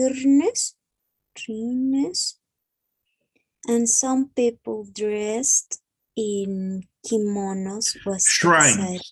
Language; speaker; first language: English; non-native, learner; Spanish